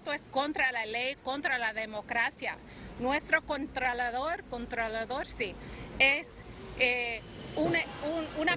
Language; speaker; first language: Spanish; early bilingual, heritage; Spanish